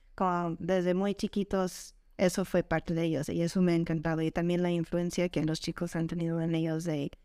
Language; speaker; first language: Spanish; non-native, fluent; English